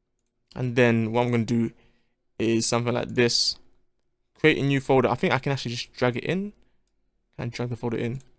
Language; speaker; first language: English; native; English